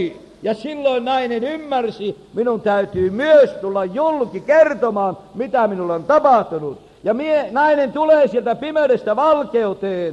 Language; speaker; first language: Finnish; native; Finnish